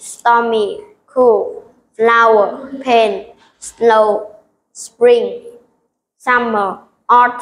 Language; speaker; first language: English; non-native, learner; Vietnamese